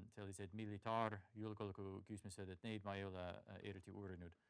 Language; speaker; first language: Estonian; non-native, fluent; English